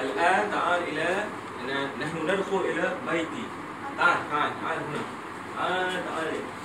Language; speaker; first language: Arabic; non-native, learner; Malay